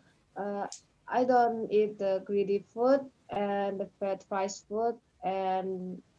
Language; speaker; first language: English; non-native, learner; Indonesian